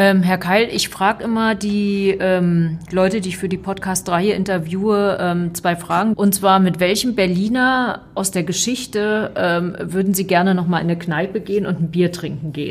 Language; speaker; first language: German; native; German